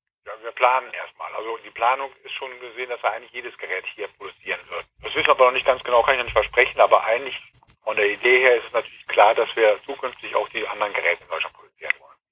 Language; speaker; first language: German; native; German